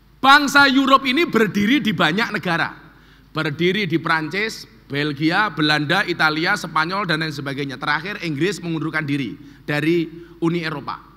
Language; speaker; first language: Indonesian; native; Indonesian